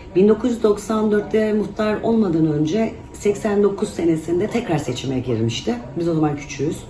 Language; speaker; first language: Turkish; native; Turkish